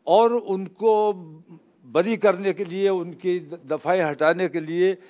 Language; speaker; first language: Hindi; native; Hindi